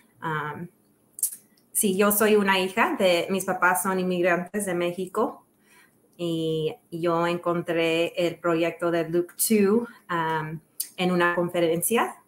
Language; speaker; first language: Spanish; early bilingual, other home language; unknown